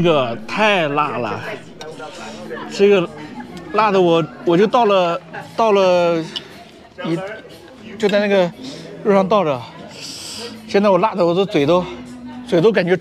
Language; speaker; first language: Chinese; native; Chinese